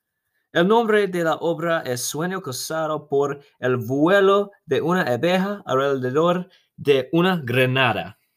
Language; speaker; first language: Spanish; non-native, learner; English